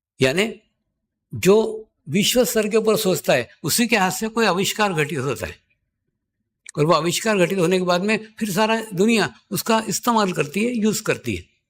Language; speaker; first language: Hindi; native; Hindi